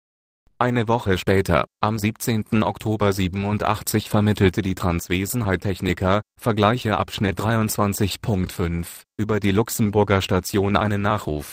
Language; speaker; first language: German; native; German